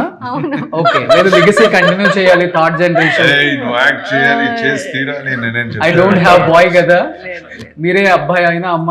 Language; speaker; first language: Telugu; native; Telugu